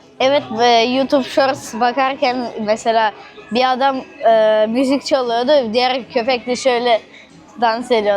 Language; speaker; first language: Turkish; early bilingual, other home language; Russian